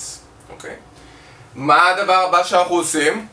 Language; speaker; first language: Hebrew; native; Hebrew